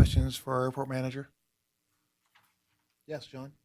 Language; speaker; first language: English; native; English